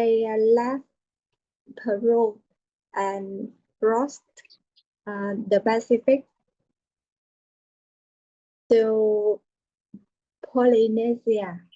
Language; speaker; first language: English; non-native, learner; Vietnamese